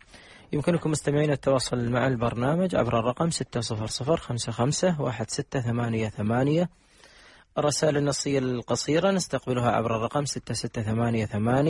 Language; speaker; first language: Arabic; native; Arabic